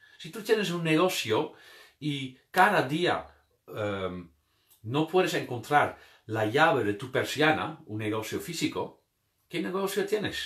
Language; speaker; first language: Spanish; non-native, fluent; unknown